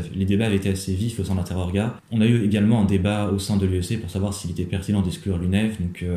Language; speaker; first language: French; native; French